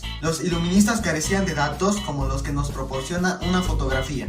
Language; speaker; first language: Spanish; native; Spanish